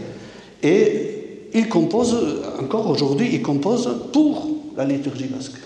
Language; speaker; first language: French; native; French